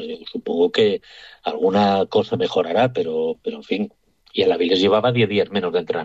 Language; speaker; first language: Spanish; native; Spanish